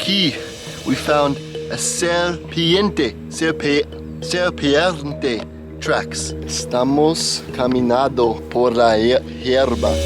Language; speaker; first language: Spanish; non-native, learner; English